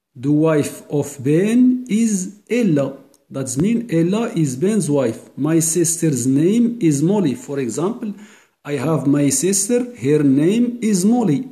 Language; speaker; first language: English; non-native, learner; Arabic